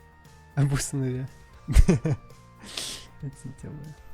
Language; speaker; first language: Korean; non-native, learner; Russian